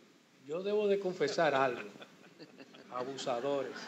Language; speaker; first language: Spanish; native; Spanish